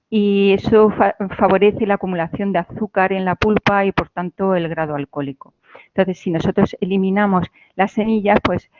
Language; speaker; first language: Spanish; native; Spanish